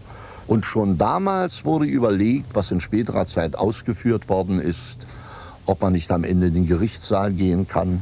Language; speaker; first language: German; native; German